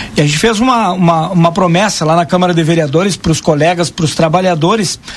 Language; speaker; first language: Portuguese; native; Portuguese